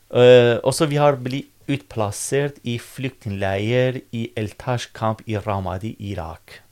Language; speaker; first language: Norwegian; non-native, fluent; Kurdish